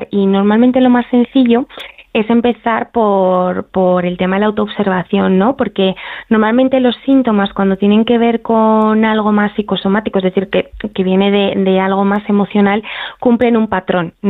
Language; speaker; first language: Spanish; native; Spanish